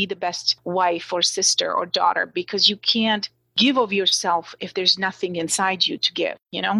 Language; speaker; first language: English; non-native, fluent; Slovak